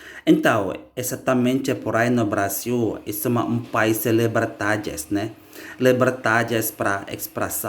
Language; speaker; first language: Portuguese; non-native, learner; Indonesian